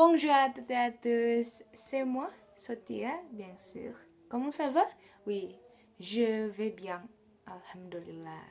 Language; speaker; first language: French; non-native, learner; Indonesian